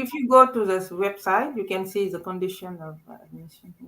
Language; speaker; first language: English; non-native, learner; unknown